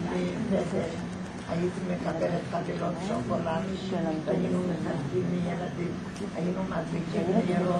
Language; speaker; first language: Hebrew; non-native, fluent; Polish